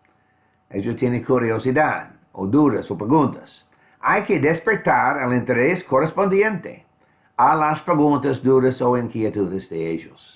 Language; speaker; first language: Spanish; non-native, fluent; English